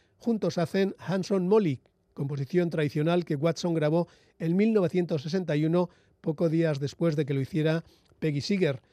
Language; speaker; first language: Spanish; native; Spanish